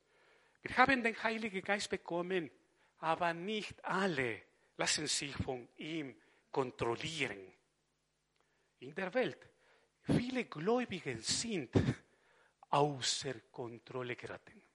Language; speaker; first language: German; non-native, fluent; Spanish